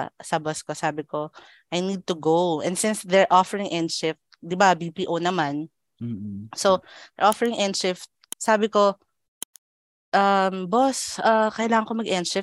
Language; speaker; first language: English; non-native, local second language; Filipino